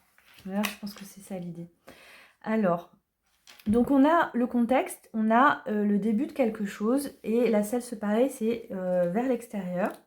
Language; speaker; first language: French; native; French